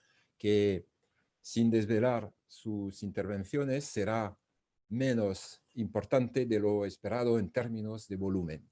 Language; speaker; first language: Spanish; non-native, fluent; French